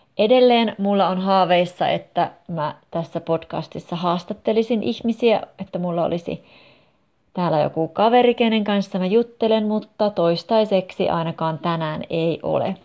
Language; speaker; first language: Finnish; native; Finnish